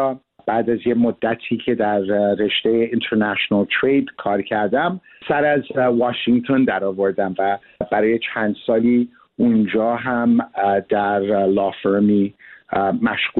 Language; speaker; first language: Persian; early bilingual, heritage; Persian